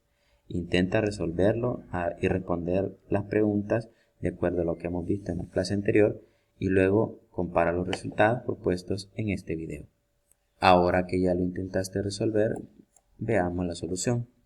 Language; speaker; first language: Spanish; native; Spanish